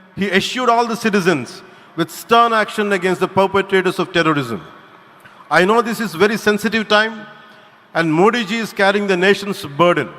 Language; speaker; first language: English; non-native, local second language; Telugu